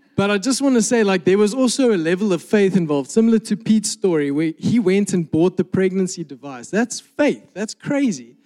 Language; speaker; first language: English; native; English